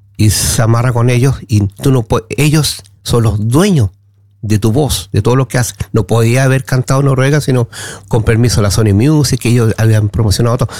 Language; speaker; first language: Spanish; native; Spanish